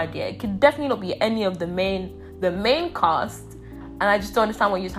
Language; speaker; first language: English; non-native, local second language; Yoruba